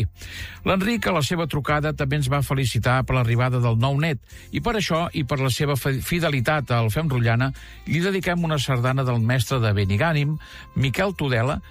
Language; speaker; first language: Catalan; native; Catalan